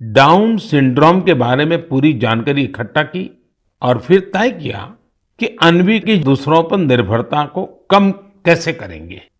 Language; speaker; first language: Hindi; non-native, local second language; Gujarati